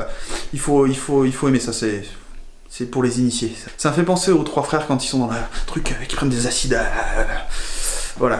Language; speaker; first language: French; native; French